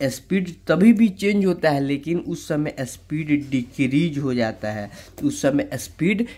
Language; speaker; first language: Hindi; native; Hindi